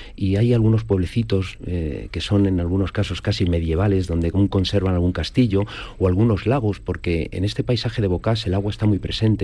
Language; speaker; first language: Spanish; native; Spanish